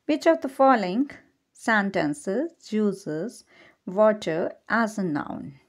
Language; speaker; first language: English; non-native, local second language; Punjabi